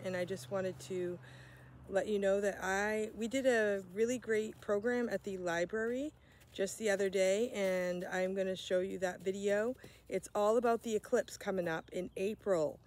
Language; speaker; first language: English; native; English